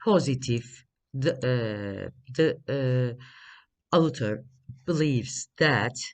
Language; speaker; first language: English; non-native, fluent; Turkish